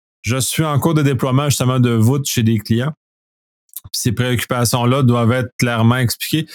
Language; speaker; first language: French; native; French